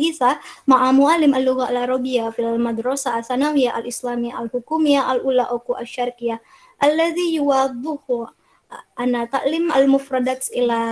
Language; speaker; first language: Arabic; non-native, learner; Indonesian